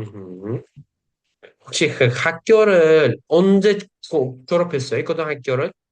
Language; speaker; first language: Korean; non-native, fluent; Uzbek